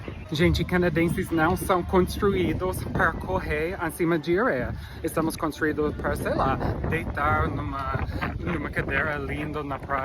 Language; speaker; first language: Portuguese; non-native, fluent; English